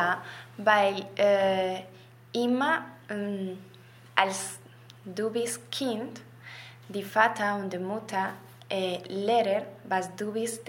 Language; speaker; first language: German; non-native, learner; Spanish